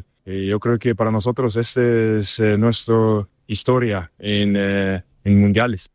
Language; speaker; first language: Spanish; non-native, learner; German